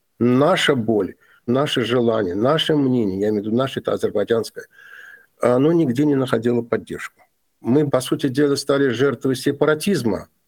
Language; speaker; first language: Russian; non-native, local second language; Azerbaijani